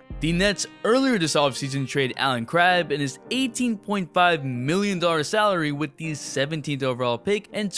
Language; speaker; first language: English; native; English